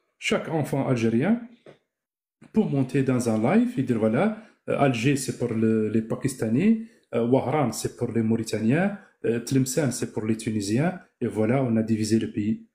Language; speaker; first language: French; non-native, local second language; Arabic